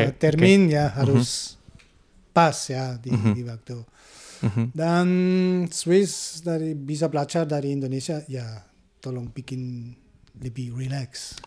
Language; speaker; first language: Indonesian; non-native, learner; German